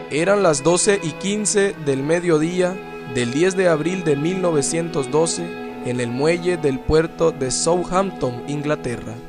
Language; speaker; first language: Spanish; native; Spanish